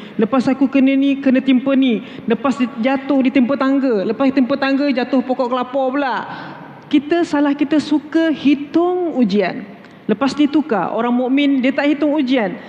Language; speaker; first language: Malay; native; Malay